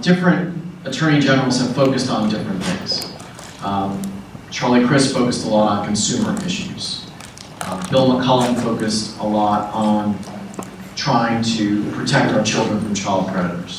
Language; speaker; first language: English; native; English